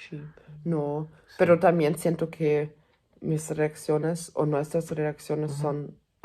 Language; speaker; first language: Spanish; non-native, fluent; German